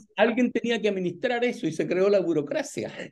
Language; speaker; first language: Spanish; native; Spanish